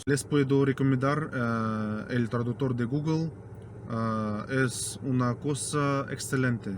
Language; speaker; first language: Spanish; non-native, fluent; Russian